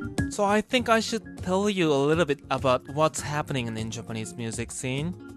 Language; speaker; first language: English; non-native, fluent; Japanese